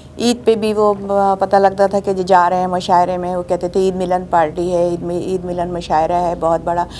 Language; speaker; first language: Urdu; native; Urdu